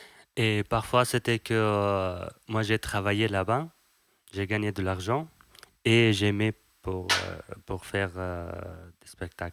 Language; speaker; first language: French; non-native, learner; Persian